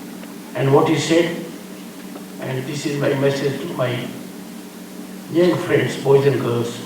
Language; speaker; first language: English; non-native, local second language; Hindi